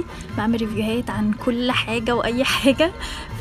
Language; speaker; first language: Arabic; native; Arabic